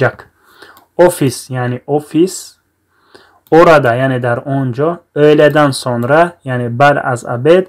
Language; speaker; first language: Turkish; non-native, fluent; Tajik